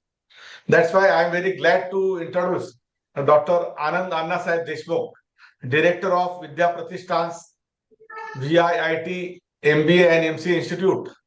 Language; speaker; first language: English; non-native, local second language; Marathi